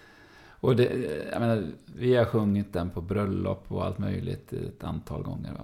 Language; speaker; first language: Swedish; native; Swedish